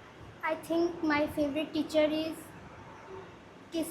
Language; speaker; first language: English; non-native, learner; Hindi